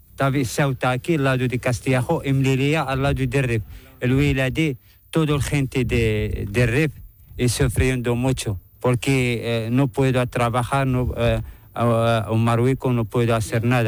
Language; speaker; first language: Spanish; non-native, learner; Arabic